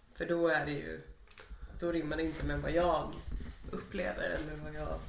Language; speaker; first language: Swedish; native; Swedish